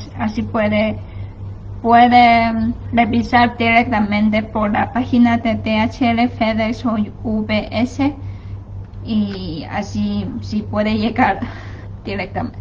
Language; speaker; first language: Spanish; non-native, fluent; Chinese